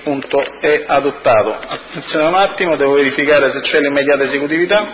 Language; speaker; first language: Italian; native; Italian